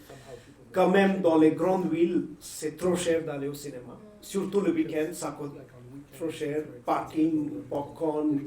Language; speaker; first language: French; non-native, fluent; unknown